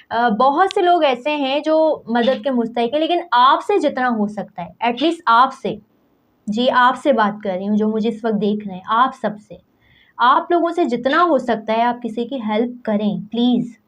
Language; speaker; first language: Urdu; native; Urdu